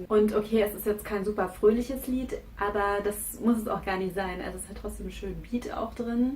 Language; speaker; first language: German; native; German